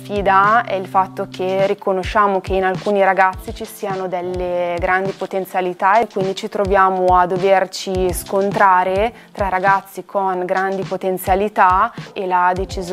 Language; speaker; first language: Italian; native; Italian